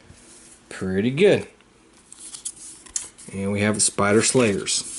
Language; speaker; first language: English; native; English